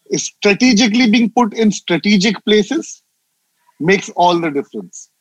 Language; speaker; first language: English; non-native, local second language; Hindi